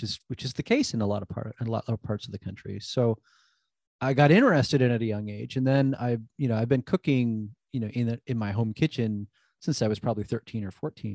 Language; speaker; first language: English; native; English